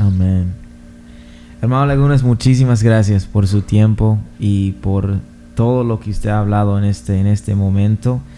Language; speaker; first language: Spanish; non-native, fluent; English